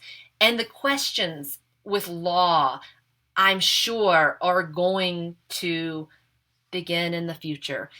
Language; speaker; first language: English; native; English